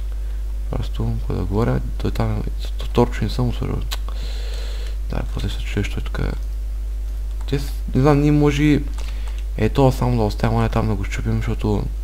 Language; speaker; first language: Bulgarian; native; Bulgarian